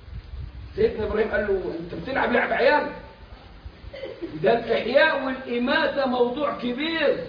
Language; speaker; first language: Arabic; native; Arabic